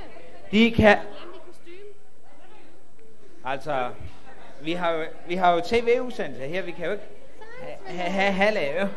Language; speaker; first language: Danish; native; Danish